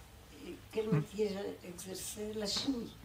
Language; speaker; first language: French; non-native, fluent; Polish